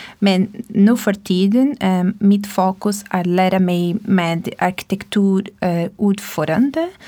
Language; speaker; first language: Swedish; non-native, learner; Portuguese